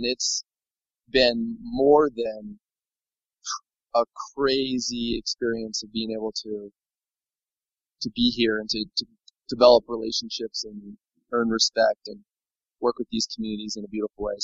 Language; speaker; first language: English; native; English